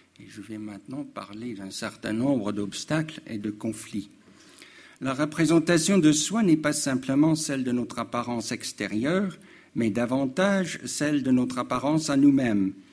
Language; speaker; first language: French; non-native, fluent; English